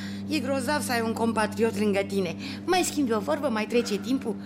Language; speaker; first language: Romanian; native; Romanian